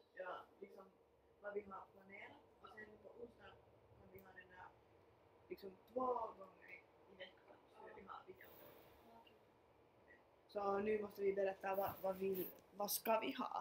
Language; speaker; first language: Swedish; non-native, fluent; Finnish